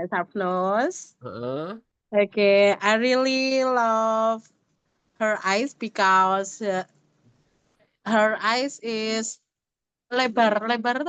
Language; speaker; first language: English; non-native, learner; Indonesian